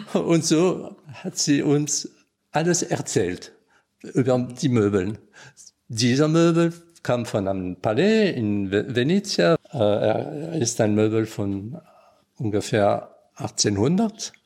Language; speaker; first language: German; non-native, local second language; French